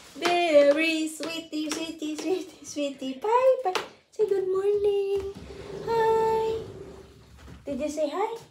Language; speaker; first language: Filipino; native; Filipino